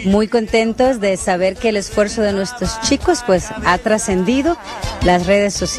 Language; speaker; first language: Spanish; native; Spanish